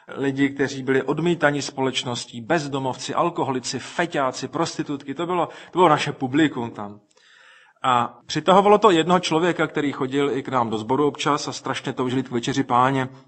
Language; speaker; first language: Czech; native; Czech